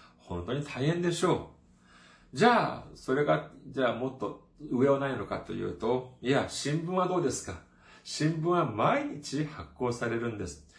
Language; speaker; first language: Japanese; non-native, fluent; Korean